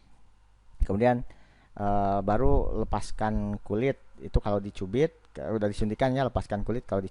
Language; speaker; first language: Indonesian; native; Indonesian